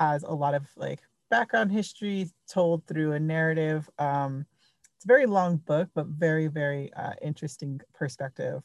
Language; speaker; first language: English; early bilingual, other home language; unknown